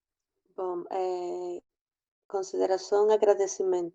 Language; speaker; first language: Portuguese; non-native, fluent; Spanish